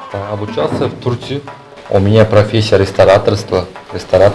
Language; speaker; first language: Russian; non-native, learner; Uzbek